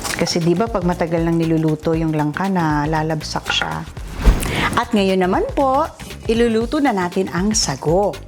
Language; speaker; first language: Filipino; non-native, local second language; Iloko